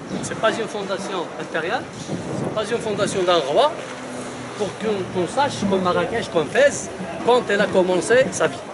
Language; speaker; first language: French; non-native, local second language; Arabic